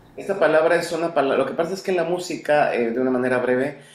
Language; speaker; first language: Spanish; native; Spanish